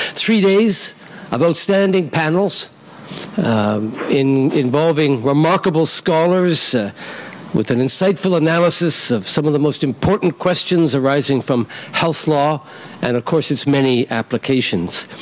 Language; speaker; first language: English; native; English